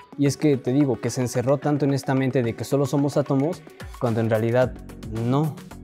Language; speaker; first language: Spanish; native; Spanish